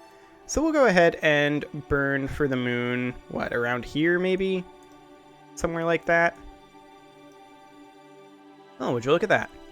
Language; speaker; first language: English; native; English